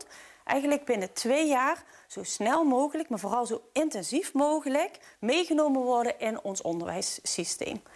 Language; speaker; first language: Dutch; native; Dutch